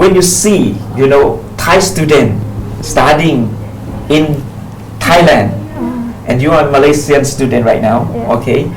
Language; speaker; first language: English; non-native, fluent; Pattani Malay